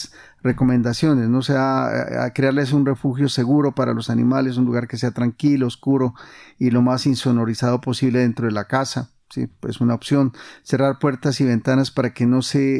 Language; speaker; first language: Spanish; native; Spanish